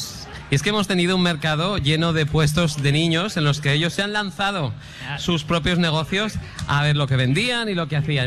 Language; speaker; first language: Spanish; native; Spanish